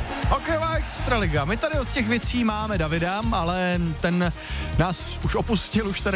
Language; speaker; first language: Czech; native; Czech